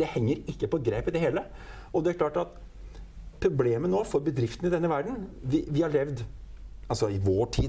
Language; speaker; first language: Norwegian; native; Norwegian